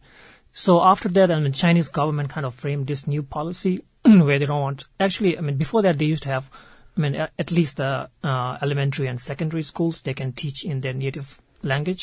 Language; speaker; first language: English; non-native, local second language; Tibetan